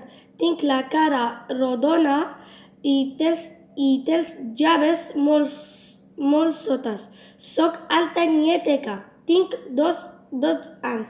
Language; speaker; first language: Catalan; non-native, learner; Arabic